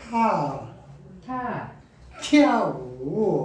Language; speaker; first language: Korean; native; Korean